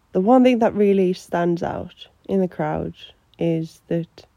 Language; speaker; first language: English; non-native, fluent; Finnish